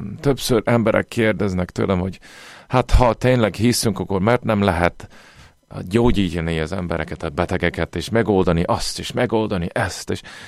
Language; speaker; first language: Hungarian; non-native, fluent; English